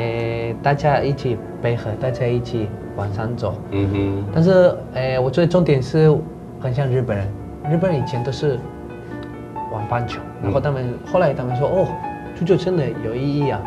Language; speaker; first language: Chinese; non-native, fluent; Spanish